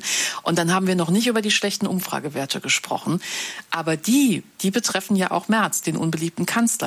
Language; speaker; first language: German; native; German